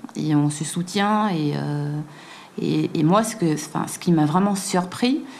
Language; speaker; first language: French; native; French